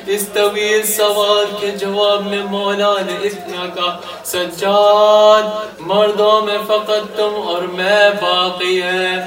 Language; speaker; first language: Urdu; native; Urdu